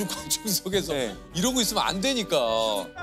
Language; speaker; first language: Korean; native; Korean